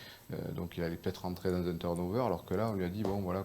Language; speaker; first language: French; native; French